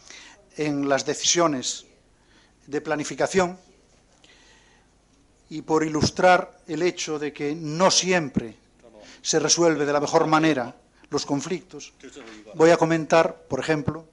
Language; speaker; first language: Spanish; native; Spanish